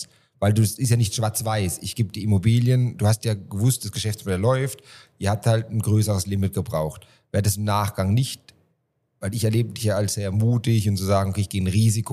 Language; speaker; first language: German; native; German